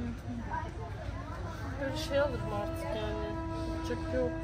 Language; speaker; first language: Turkish; early bilingual, heritage; Turkish